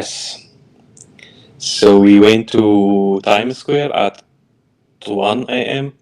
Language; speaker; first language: English; non-native, learner; Arabic